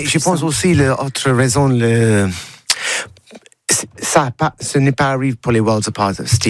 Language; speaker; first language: French; non-native, learner; English